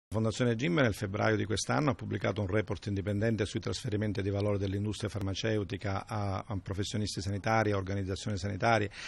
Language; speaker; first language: Italian; native; Italian